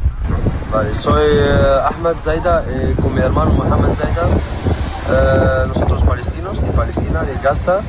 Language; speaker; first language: Spanish; non-native, learner; Arabic